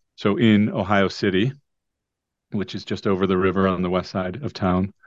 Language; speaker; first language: English; native; English